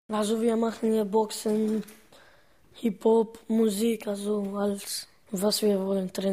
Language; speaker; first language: German; non-native, learner; Romany